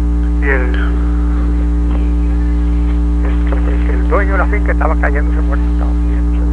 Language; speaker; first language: Spanish; native; Spanish